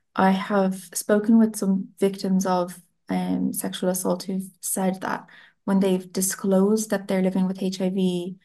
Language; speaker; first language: English; non-native, fluent; Italian